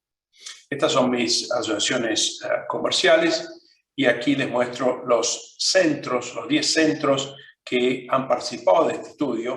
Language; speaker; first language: Spanish; non-native, fluent; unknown